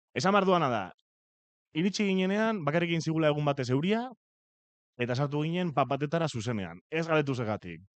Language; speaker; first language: Basque; non-native, local second language; Spanish